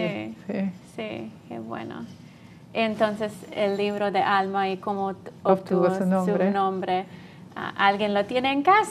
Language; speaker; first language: Spanish; non-native, learner; English